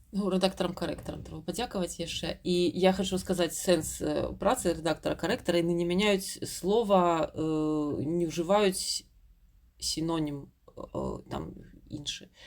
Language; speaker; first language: Belarusian; non-native, local second language; Russian